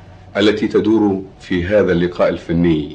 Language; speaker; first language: Arabic; native; Arabic